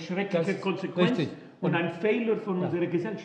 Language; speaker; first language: German; non-native, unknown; Spanish